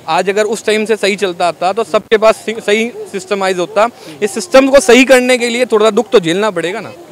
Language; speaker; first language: Hindi; native; Hindi